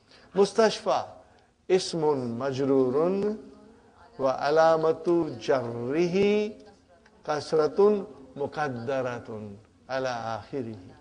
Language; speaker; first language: Arabic; non-native, learner; Urdu